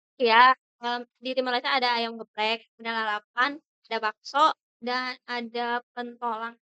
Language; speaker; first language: Indonesian; non-native, fluent; Tetum